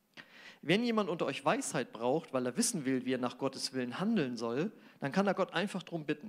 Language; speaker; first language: German; native; German